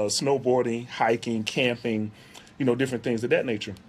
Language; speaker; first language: English; native; English